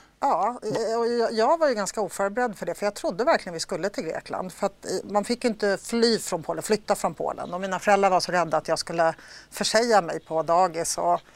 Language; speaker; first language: Swedish; early bilingual, other home language; Polish